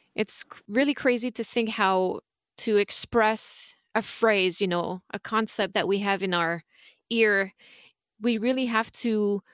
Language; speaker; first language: English; non-native, fluent; French